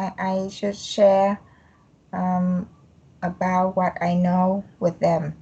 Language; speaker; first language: English; non-native, learner; Vietnamese